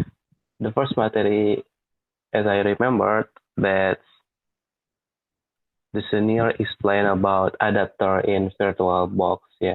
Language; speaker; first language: English; non-native, learner; Indonesian